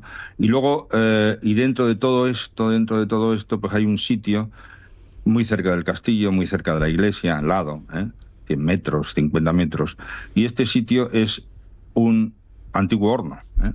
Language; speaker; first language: Spanish; native; Spanish